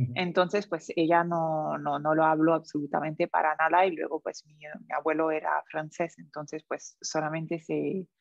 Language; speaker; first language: Spanish; non-native, fluent; French